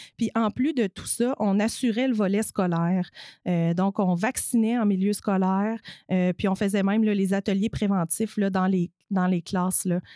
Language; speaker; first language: French; native; French